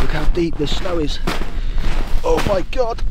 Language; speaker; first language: English; native; English